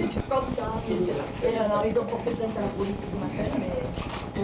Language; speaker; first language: French; non-native, fluent; Japanese